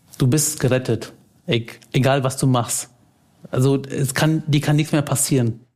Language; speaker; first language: German; early bilingual, other home language; Tamil